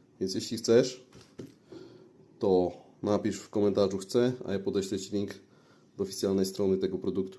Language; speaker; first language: Polish; native; Polish